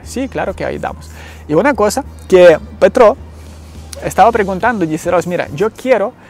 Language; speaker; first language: Spanish; non-native, learner; Ukrainian